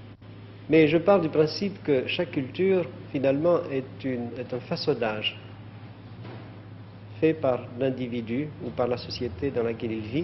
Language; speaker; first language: French; non-native, fluent; Greek